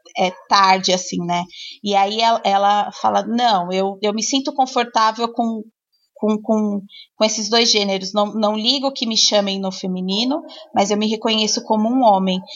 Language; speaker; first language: Portuguese; native; Portuguese